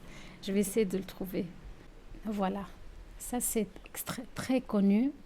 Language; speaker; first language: French; non-native, local second language; Arabic